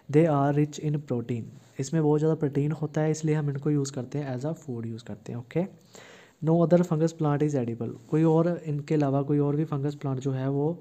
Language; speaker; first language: Hindi; native; Hindi